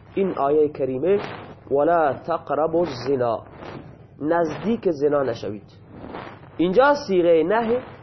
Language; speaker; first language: Persian; non-native, local second language; Baluchi